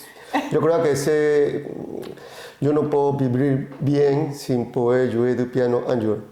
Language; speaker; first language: French; non-native, learner; Spanish